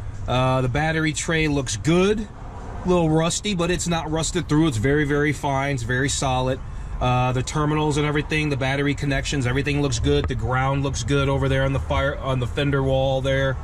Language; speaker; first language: English; native; English